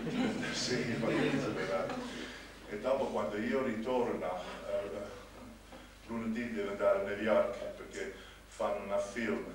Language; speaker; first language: Italian; non-native, local second language; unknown